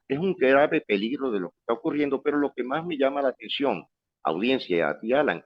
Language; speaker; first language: Spanish; native; Spanish